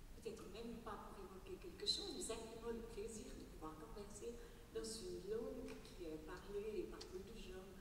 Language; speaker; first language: French; native; French